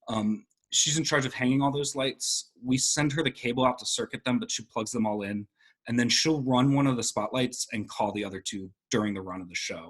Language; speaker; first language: English; native; English